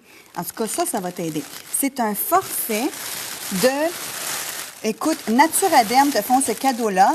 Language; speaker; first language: French; native; French